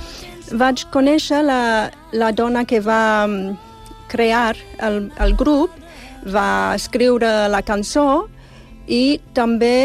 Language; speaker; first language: Catalan; non-native, fluent; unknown